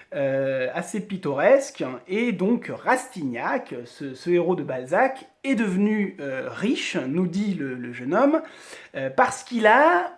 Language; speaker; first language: French; native; French